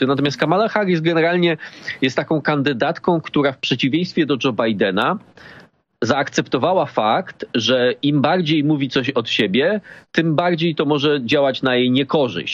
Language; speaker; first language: Polish; native; Polish